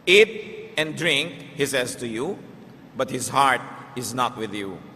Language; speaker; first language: English; non-native, local second language; Filipino